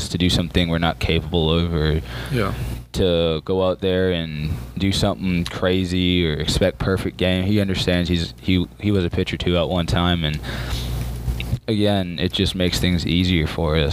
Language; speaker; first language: English; native; English